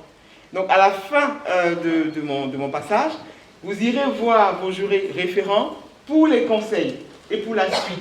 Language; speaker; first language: French; native; French